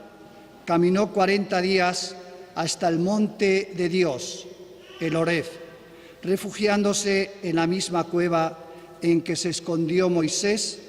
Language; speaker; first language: Spanish; native; Spanish